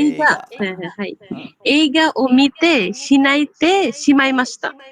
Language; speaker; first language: Japanese; non-native, learner; Bangla